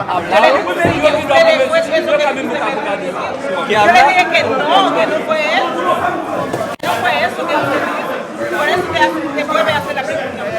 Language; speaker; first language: Spanish; non-native, fluent; Haitian Creole